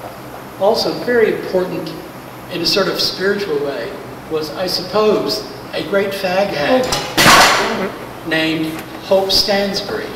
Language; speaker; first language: English; native; English